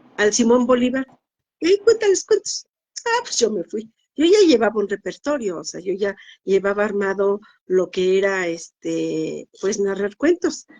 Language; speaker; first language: Spanish; native; Spanish